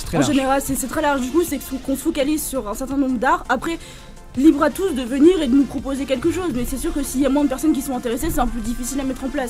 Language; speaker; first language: French; native; French